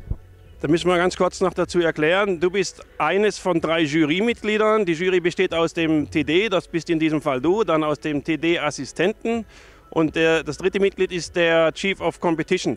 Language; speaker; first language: German; native; German